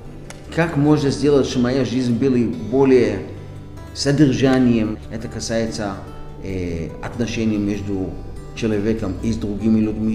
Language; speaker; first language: Russian; non-native, fluent; Hebrew